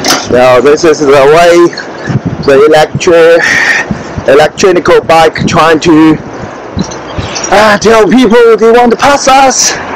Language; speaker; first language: English; non-native, fluent; Chinese